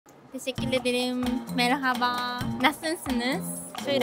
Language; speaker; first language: Turkish; non-native, learner; Japanese